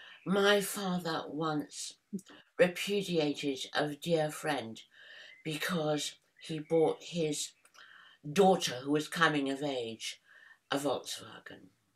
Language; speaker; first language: English; native; English